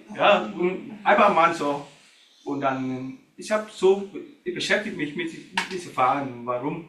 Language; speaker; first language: German; non-native, learner; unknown